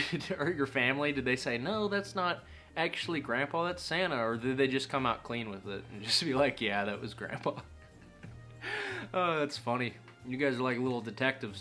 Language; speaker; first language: English; native; English